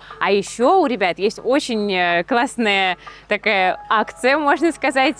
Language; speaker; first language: Russian; native; Russian